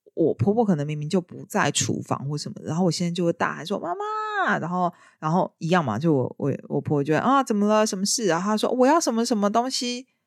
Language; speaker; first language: Chinese; native; Chinese